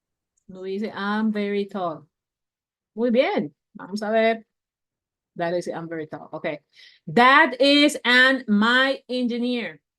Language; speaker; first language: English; non-native, fluent; Spanish